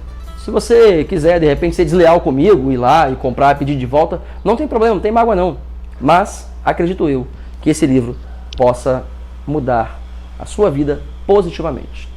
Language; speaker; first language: Portuguese; native; Portuguese